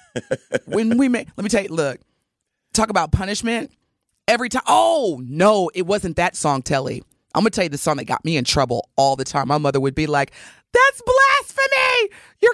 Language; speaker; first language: English; native; English